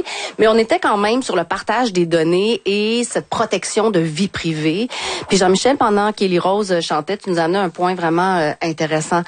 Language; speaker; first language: French; native; French